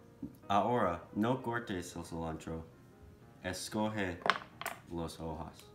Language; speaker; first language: Spanish; non-native, learner; English